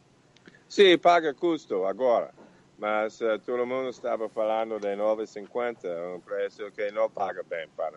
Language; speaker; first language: Portuguese; non-native, learner; Spanish